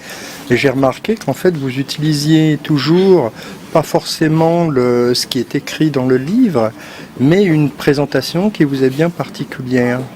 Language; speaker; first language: French; native; French